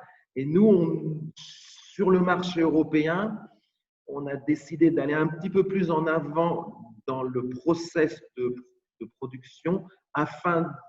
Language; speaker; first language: French; native; French